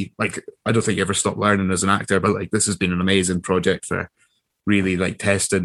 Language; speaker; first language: English; native; English